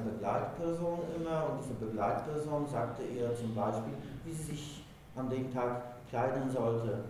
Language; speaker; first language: German; non-native, fluent; Polish